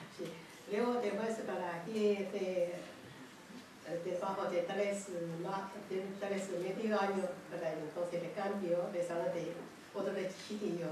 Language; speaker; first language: Spanish; non-native, learner; Chinese